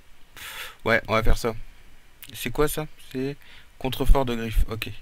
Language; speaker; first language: French; native; French